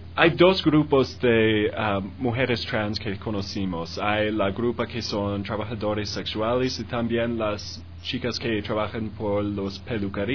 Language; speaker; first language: Spanish; non-native, learner; English